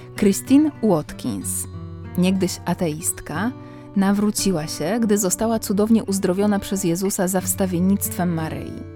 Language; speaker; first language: Polish; native; Polish